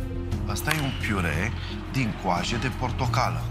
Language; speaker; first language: Romanian; native; Romanian